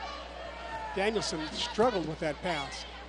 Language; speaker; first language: English; native; English